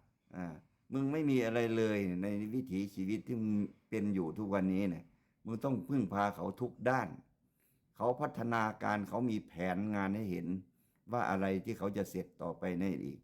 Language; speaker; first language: Thai; non-native, local second language; Lao